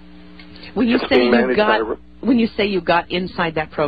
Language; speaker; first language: English; native; English